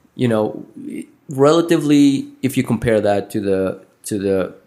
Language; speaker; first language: English; non-native, local second language; Filipino